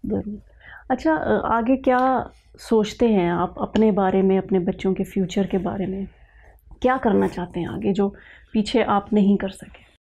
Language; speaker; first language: Urdu; native; Urdu